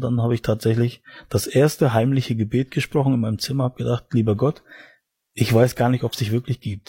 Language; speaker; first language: German; native; German